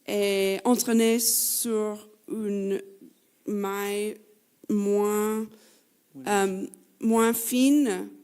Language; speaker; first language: French; non-native, fluent; English